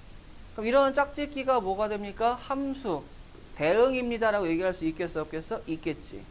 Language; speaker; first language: Korean; native; Korean